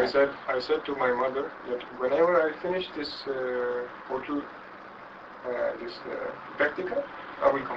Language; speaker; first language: English; non-native, learner; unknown